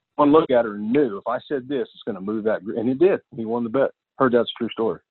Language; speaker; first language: English; native; English